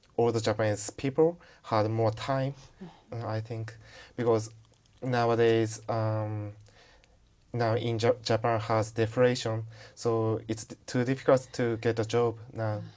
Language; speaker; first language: English; non-native, learner; Japanese